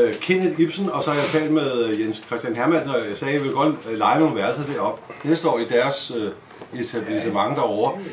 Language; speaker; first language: Danish; native; Danish